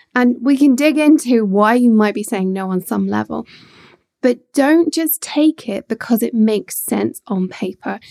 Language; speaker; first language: English; native; English